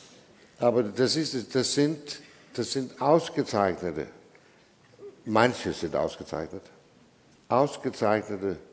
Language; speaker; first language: German; non-native, fluent; Danish